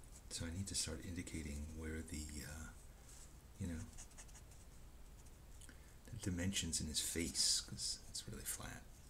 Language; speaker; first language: English; native; English